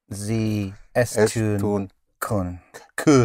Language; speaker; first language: German; non-native, learner; English